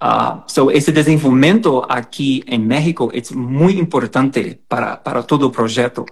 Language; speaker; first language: Spanish; non-native, learner; Portuguese